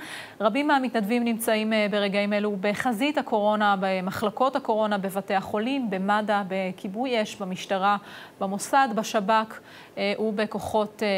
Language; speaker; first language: Hebrew; native; Hebrew